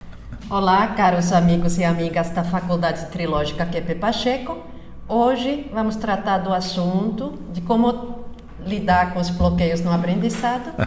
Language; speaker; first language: Portuguese; non-native, fluent; Finnish